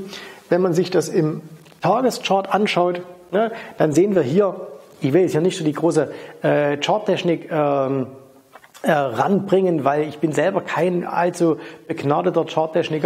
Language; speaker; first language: German; native; German